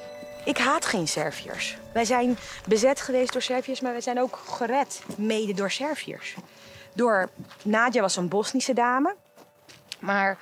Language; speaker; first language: Dutch; early bilingual, other home language; Bosnian